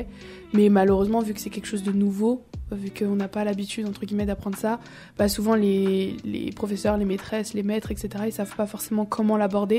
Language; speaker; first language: French; native; French